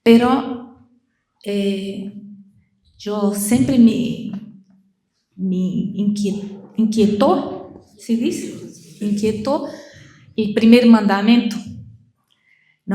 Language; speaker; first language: Spanish; non-native, learner; Portuguese